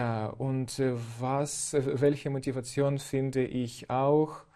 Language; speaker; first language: German; non-native, fluent; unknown